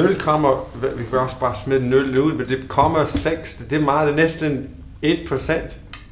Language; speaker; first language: Danish; non-native, learner; English